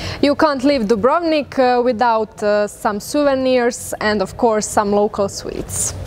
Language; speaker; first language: English; non-native, fluent; Croatian